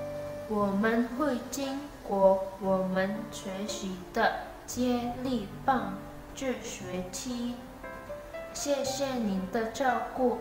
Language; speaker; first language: Chinese; non-native, learner; Indonesian